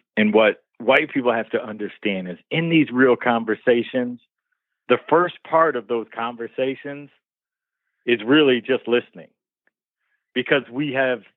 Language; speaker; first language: English; native; English